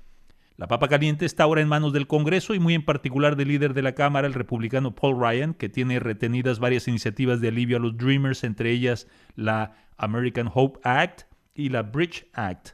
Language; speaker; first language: Spanish; native; Spanish